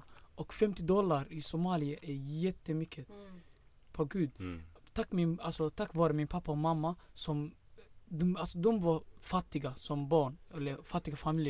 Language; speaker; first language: Swedish; non-native, fluent; Somali